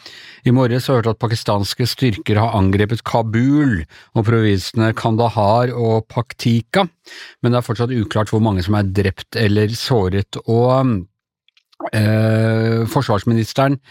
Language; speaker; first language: Norwegian; native; Norwegian